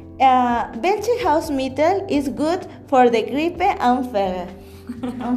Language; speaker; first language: German; non-native, learner; Spanish